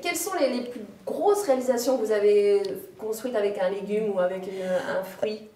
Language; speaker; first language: French; native; French